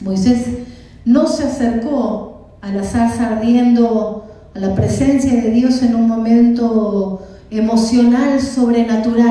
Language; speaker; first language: Spanish; native; Spanish